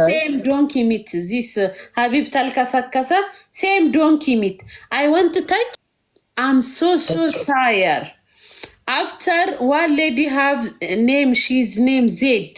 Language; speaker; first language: English; non-native, learner; Amharic